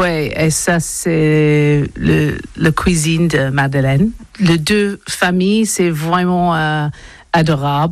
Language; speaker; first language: French; non-native, learner; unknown